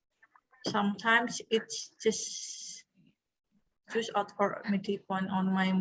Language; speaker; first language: English; non-native, fluent; Indonesian